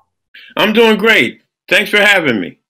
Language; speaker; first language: English; native; English